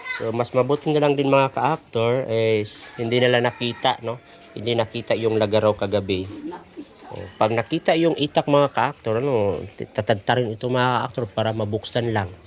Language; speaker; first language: Filipino; non-native, local second language; Cebuano